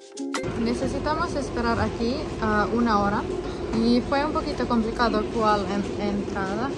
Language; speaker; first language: Spanish; non-native, learner; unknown